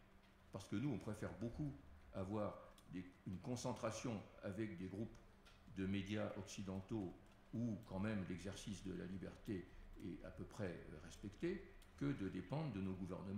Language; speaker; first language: French; native; French